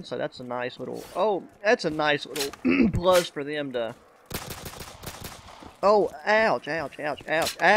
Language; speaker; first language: English; native; English